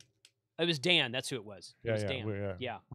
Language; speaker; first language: English; native; English